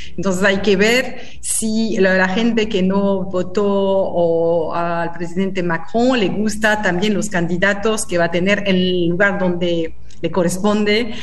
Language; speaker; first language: Spanish; non-native, fluent; French